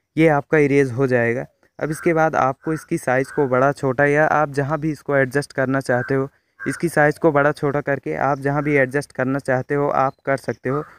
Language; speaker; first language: Hindi; native; Hindi